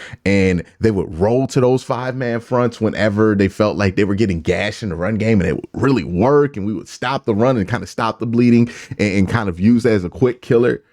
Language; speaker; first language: English; native; English